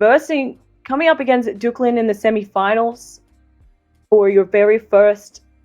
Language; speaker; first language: English; native; English